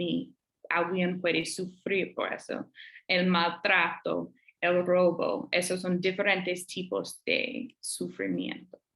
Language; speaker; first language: Spanish; non-native, fluent; English